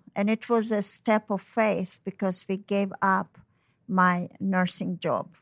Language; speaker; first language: English; non-native, fluent; Uzbek